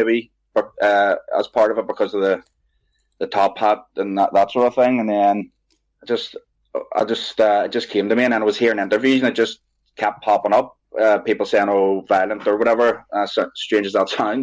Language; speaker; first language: English; native; English